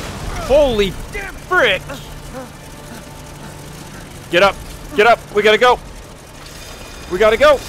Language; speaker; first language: English; native; English